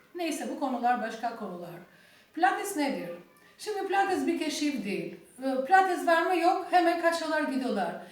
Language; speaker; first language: Turkish; non-native, learner; Albanian